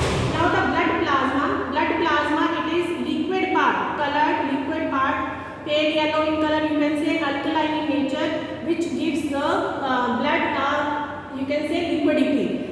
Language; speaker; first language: English; non-native, local second language; Hindi